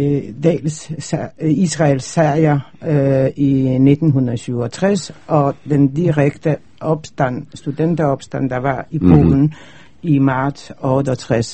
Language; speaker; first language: Danish; non-native, fluent; Polish